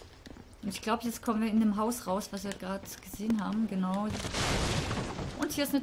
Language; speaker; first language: German; native; German